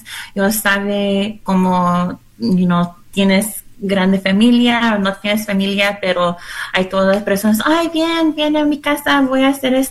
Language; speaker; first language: Spanish; non-native, learner; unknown